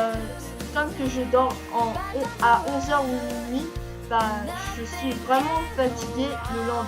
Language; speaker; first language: French; early bilingual, other home language; Korean